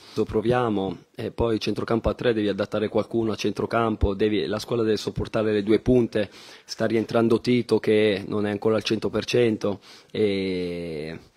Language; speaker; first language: Italian; native; Italian